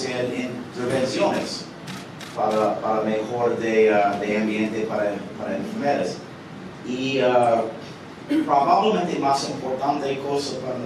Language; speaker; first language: Spanish; early bilingual, heritage; English